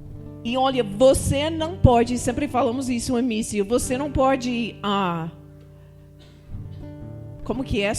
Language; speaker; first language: Portuguese; non-native, fluent; English